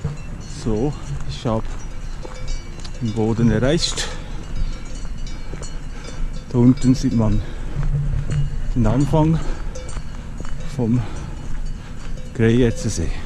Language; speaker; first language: German; native; German